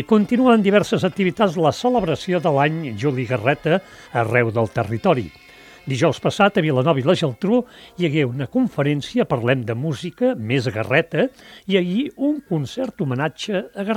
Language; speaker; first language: Catalan; native; Catalan